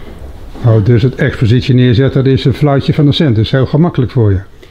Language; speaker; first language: Dutch; native; Dutch